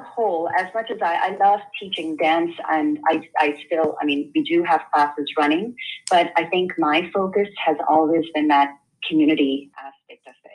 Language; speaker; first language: English; non-native, local second language; Hindi